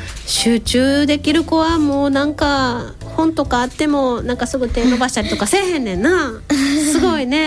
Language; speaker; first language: Japanese; native; Japanese